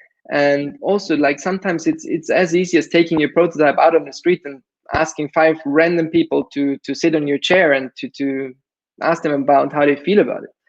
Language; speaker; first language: English; non-native, fluent; German